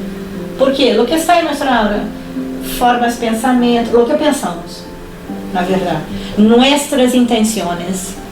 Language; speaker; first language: Spanish; non-native, fluent; Portuguese